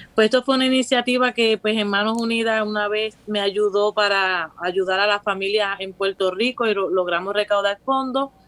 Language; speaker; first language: Spanish; native; Spanish